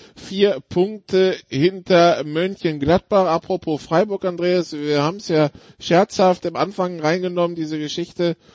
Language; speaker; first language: German; non-native, fluent; French